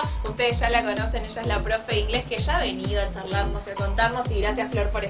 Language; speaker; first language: Spanish; native; Spanish